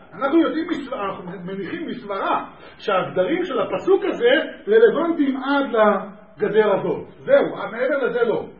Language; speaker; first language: Hebrew; native; Hebrew